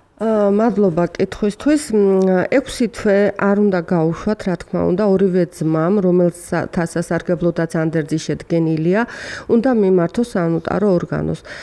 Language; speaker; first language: Georgian; native; Georgian